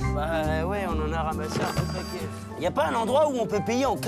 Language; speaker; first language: French; native; French